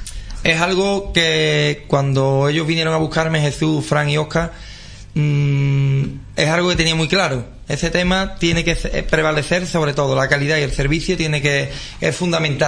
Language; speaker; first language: Spanish; native; Spanish